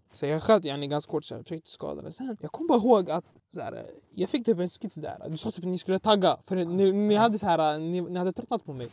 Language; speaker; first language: Swedish; early bilingual, other home language; Arabic